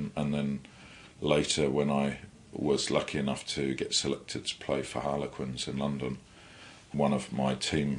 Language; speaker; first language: English; native; English